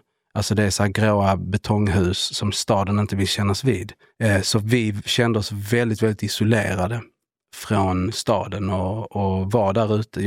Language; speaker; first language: Swedish; native; Swedish